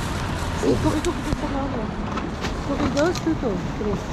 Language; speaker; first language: Spanish; non-native, learner; Filipino